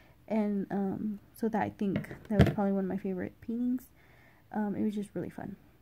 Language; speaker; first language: English; native; English